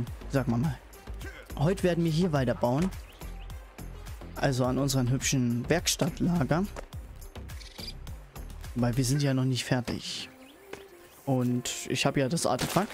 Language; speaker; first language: German; native; German